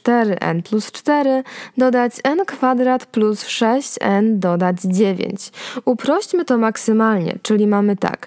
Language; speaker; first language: Polish; native; Polish